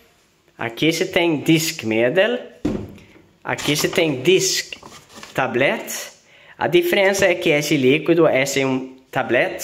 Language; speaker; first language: Portuguese; non-native, fluent; Swedish